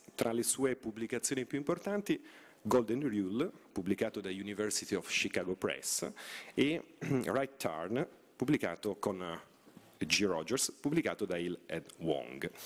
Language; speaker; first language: Italian; native; Italian